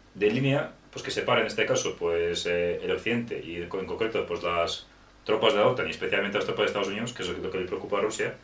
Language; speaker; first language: Spanish; non-native, fluent; Ukrainian